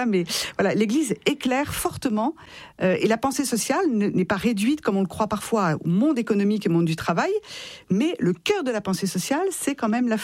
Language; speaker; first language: French; native; French